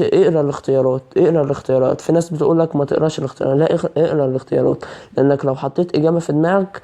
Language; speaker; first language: Arabic; native; Arabic